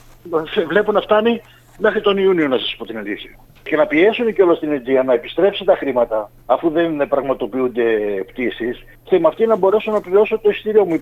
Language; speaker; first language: Greek; native; Greek